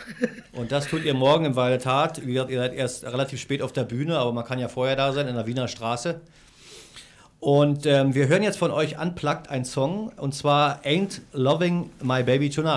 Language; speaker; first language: German; native; German